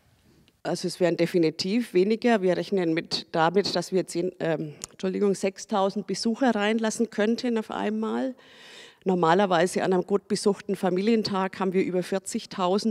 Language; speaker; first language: German; native; German